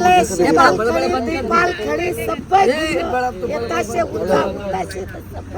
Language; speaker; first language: Nepali; non-native, learner; Hindi